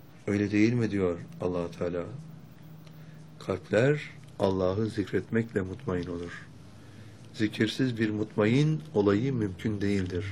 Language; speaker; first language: Turkish; native; Turkish